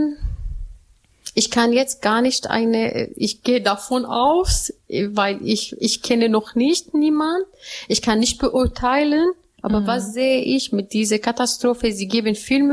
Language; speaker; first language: German; non-native, learner; Arabic